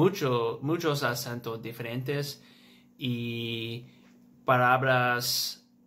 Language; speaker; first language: Spanish; non-native, learner; English